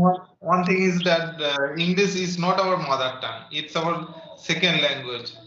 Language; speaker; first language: English; non-native, learner; Bangla